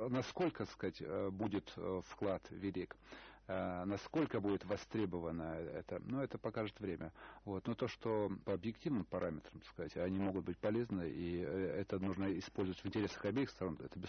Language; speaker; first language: Russian; native; Russian